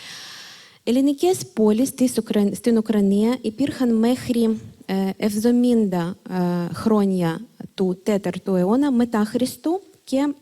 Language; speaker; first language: Greek; non-native, fluent; Ukrainian